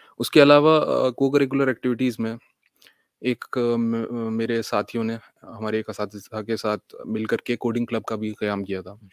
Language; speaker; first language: Urdu; native; Urdu